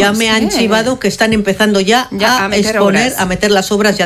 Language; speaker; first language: Spanish; native; Spanish